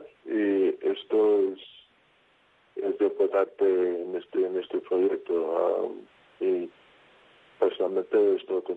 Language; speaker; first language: Spanish; non-native, fluent; English